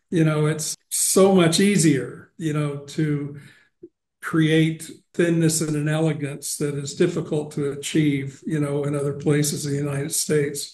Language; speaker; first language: English; native; English